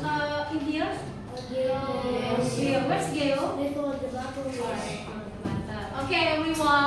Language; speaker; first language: English; non-native, learner; Indonesian